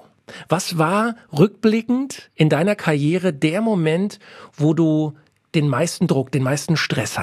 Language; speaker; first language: German; native; German